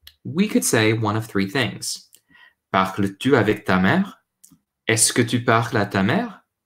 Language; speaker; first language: French; non-native, learner; English